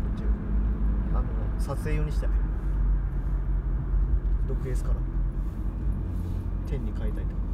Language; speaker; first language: Japanese; native; Japanese